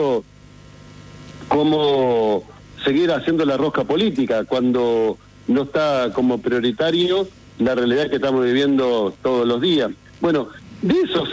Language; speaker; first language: Spanish; native; Spanish